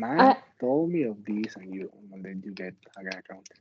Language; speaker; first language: English; non-native, learner; Spanish